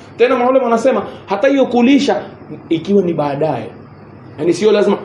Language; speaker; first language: Swahili; native; Swahili